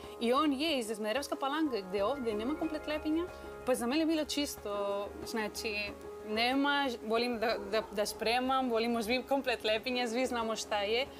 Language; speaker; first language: Serbian; non-native, learner; Spanish